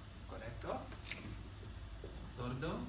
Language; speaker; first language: Spanish; non-native, learner; Hebrew